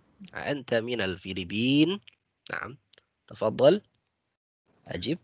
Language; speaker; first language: Arabic; non-native, fluent; Indonesian